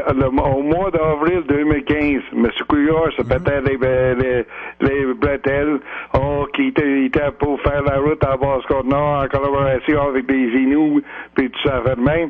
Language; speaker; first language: French; native; French